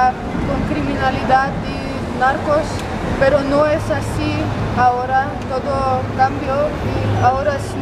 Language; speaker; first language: Spanish; non-native, learner; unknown